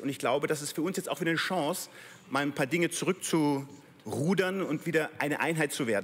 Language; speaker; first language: German; native; German